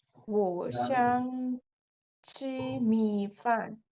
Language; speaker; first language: Chinese; non-native, learner; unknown